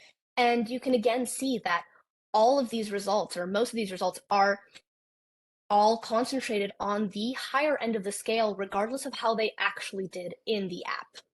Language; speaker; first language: English; native; English